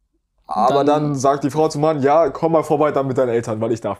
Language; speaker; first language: German; native; German